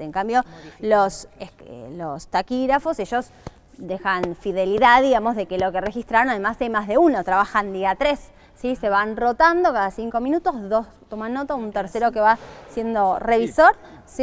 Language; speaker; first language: Spanish; native; Spanish